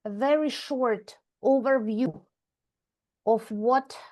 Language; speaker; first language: English; non-native, fluent; Ukrainian